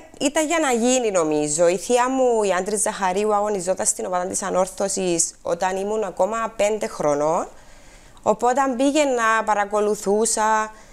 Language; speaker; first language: Greek; native; Greek